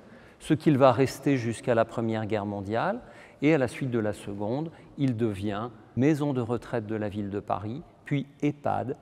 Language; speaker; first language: French; native; French